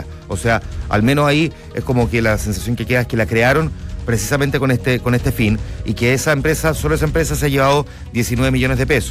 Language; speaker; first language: Spanish; native; Spanish